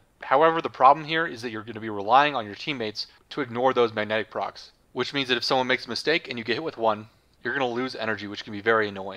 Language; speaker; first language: English; native; English